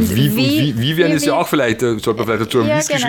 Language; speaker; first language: German; native; German